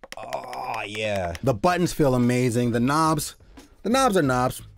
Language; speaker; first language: English; native; English